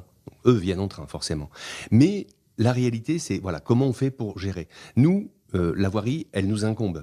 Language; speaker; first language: French; native; French